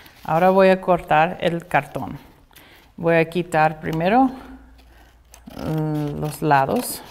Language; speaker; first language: Spanish; non-native, fluent; English